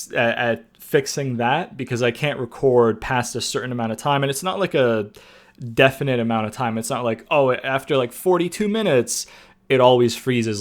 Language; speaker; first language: English; native; English